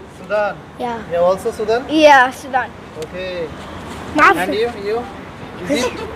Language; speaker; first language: English; non-native, learner; Arabic